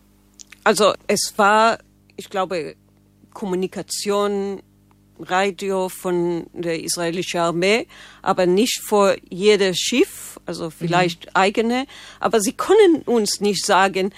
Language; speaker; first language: German; non-native, learner; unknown